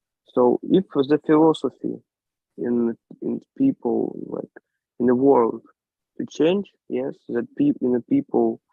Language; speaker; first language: English; non-native, learner; Ukrainian